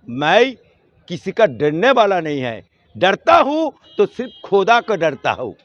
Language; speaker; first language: Hindi; non-native, local second language; Bangla